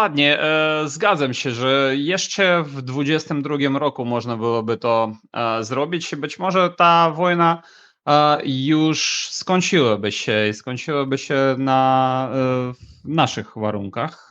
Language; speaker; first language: Polish; non-native, fluent; Ukrainian